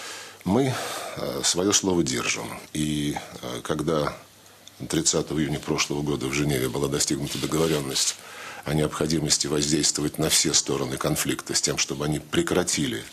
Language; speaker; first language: Russian; native; Russian